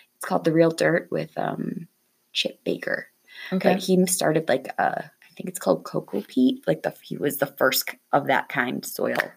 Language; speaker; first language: English; native; English